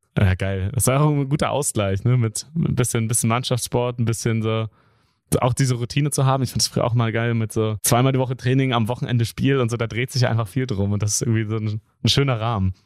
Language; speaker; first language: German; native; German